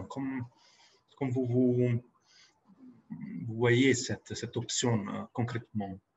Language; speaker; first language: French; non-native, fluent; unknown